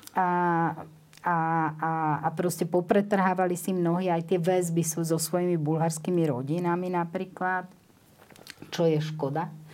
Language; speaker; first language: Slovak; native; Slovak